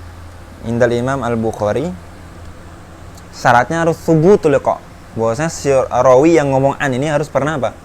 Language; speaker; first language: Indonesian; native; Indonesian